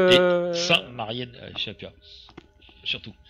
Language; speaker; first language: French; native; French